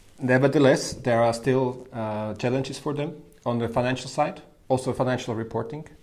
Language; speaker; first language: English; non-native, fluent; German